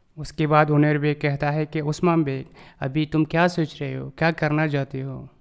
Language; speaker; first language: Urdu; non-native, learner; Turkish